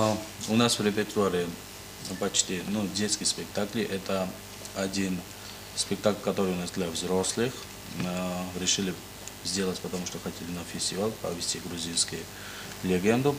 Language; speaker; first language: Russian; non-native, learner; Georgian